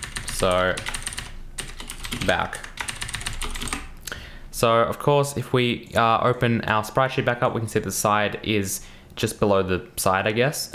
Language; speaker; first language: English; early bilingual, other home language; Russian